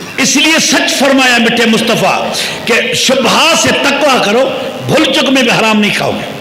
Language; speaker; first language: Urdu; non-native, local second language; Sindhi